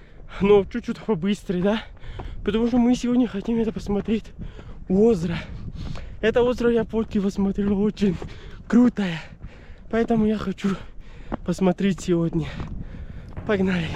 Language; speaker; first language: Russian; non-native, learner; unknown